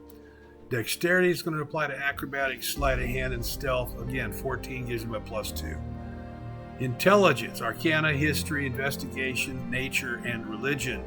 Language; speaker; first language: English; native; English